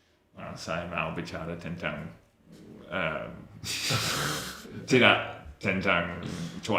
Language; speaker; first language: Indonesian; non-native, learner; English